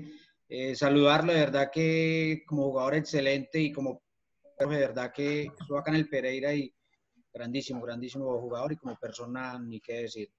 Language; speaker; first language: Spanish; native; Spanish